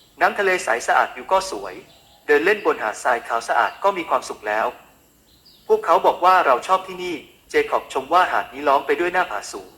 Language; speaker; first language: Thai; native; Thai